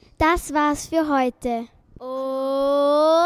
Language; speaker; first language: German; native; German